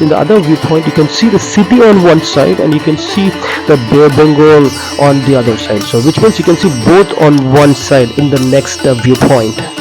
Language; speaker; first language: English; non-native, local second language; Telugu